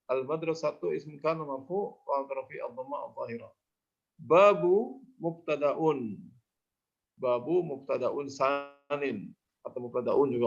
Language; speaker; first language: Arabic; non-native, learner; Indonesian